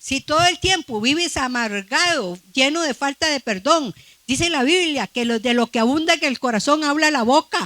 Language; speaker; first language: Spanish; native; Spanish